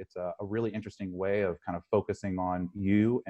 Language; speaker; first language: English; native; English